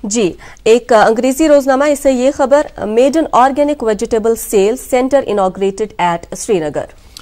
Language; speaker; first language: Hindi; non-native, local second language; Kashmiri